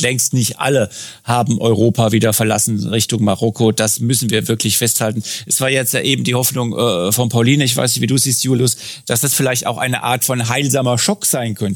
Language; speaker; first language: German; native; German